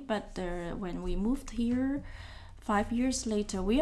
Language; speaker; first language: English; non-native, local second language; Cantonese